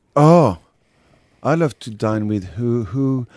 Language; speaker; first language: English; non-native, fluent; French